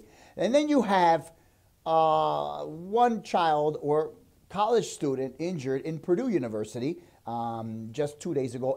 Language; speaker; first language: English; native; English